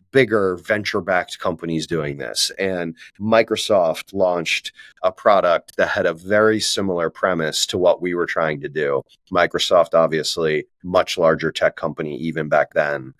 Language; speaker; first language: English; native; English